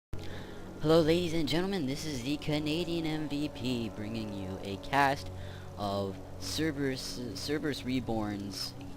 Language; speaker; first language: English; native; English